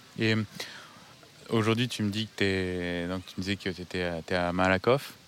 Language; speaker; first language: French; native; French